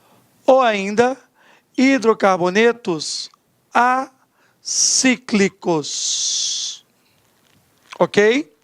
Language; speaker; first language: Portuguese; native; Portuguese